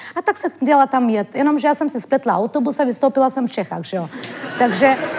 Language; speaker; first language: Czech; non-native, fluent; Turkish